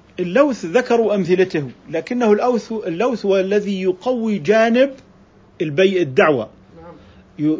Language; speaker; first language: Arabic; native; Arabic